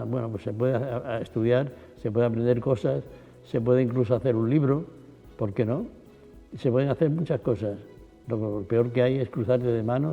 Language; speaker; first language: Spanish; native; Spanish